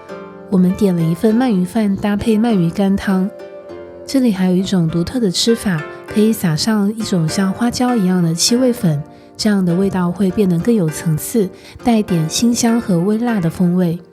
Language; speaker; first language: Chinese; native; Chinese